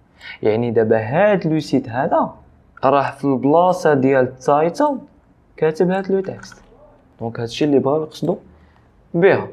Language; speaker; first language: Arabic; native; Arabic